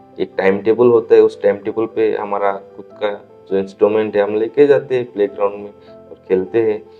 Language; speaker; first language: Hindi; non-native, local second language; Assamese